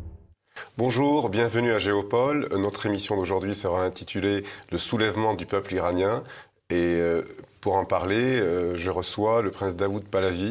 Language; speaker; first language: French; native; French